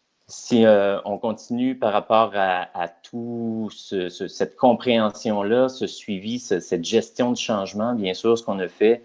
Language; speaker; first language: French; native; French